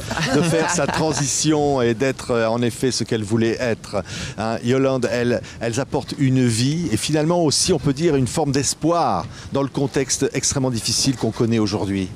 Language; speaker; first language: French; native; French